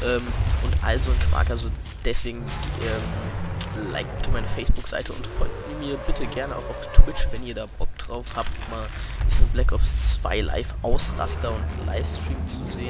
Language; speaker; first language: German; native; German